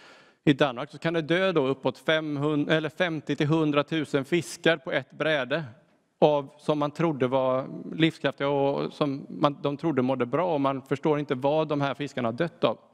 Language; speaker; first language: Swedish; native; Swedish